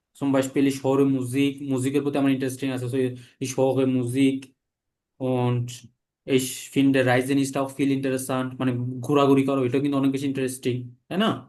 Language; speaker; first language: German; non-native, learner; Bangla